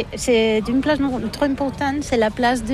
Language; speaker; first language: French; non-native, learner; Catalan